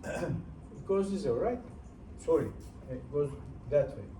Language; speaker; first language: English; non-native, fluent; Turkish